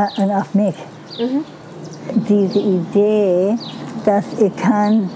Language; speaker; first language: German; non-native, fluent; English